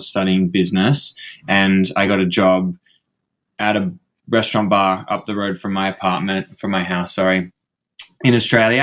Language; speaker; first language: English; native; English